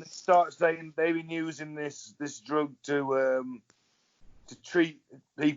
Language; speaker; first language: English; native; English